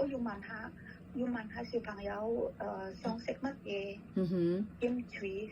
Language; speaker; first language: Cantonese; non-native, learner; Indonesian